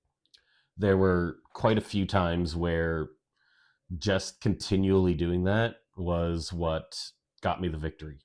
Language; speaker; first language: English; native; English